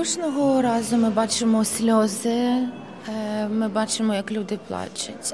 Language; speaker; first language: Polish; non-native, learner; Ukrainian